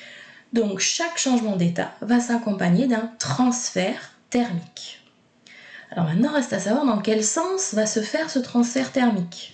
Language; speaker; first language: French; native; French